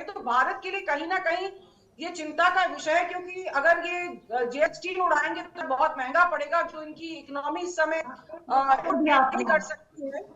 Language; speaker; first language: Hindi; native; Hindi